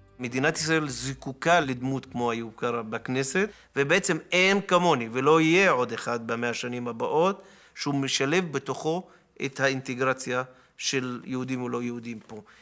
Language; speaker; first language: Hebrew; non-native, local second language; Arabic